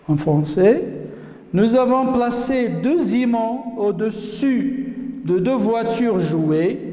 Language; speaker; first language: French; non-native, local second language; Arabic